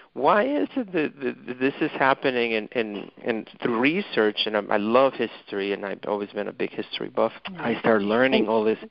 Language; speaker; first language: English; non-native, fluent; Spanish